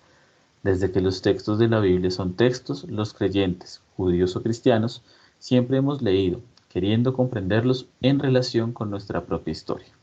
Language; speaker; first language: Spanish; native; Spanish